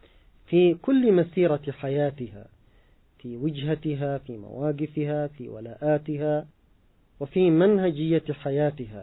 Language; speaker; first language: Arabic; native; Arabic